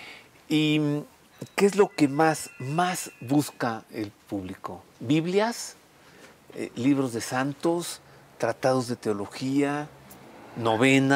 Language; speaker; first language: Spanish; native; Spanish